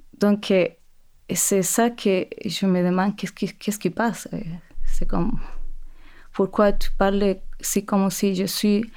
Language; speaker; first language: French; non-native, fluent; Spanish